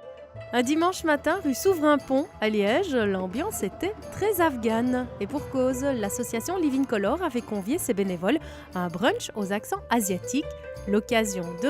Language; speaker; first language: French; native; French